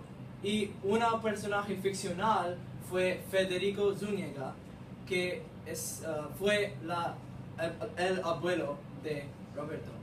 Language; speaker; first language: Spanish; non-native, learner; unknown